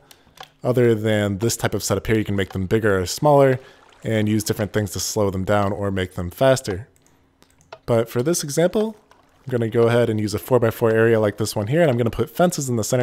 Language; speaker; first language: English; native; English